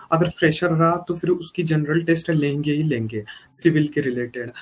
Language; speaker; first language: Hindi; non-native, local second language; Marathi